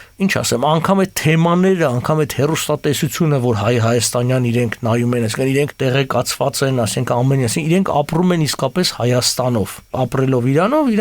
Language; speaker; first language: Armenian; native; Armenian